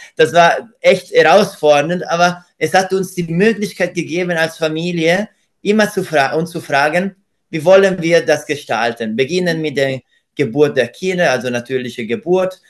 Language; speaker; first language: German; non-native, fluent; Italian